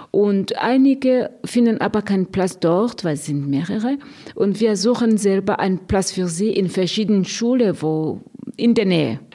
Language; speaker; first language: German; non-native, fluent; Rundi